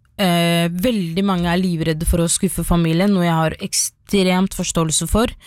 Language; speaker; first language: Norwegian; early bilingual, other home language; Somali